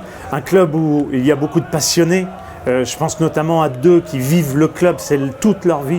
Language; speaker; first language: French; native; French